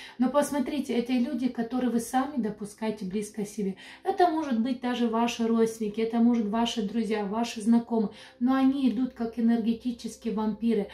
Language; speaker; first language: Russian; non-native, local second language; Romanian